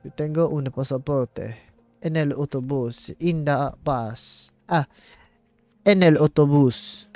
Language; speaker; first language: Spanish; non-native, learner; English